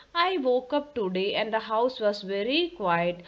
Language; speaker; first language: English; non-native, local second language; Malayalam